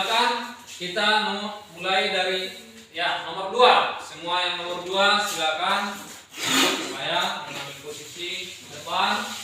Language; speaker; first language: Indonesian; native; Indonesian